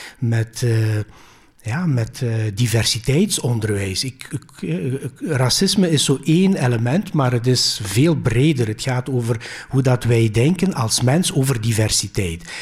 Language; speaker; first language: Dutch; early bilingual, other home language; Greek